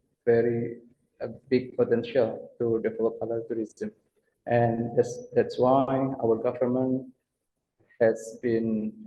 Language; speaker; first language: English; non-native, fluent; Banjar